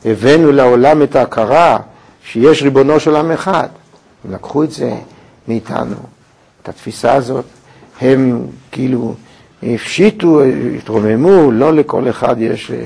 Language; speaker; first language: Hebrew; native; Hebrew